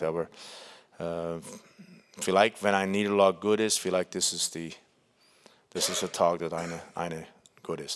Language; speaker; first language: German; non-native, fluent; English